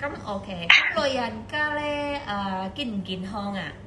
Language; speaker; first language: Cantonese; native; Cantonese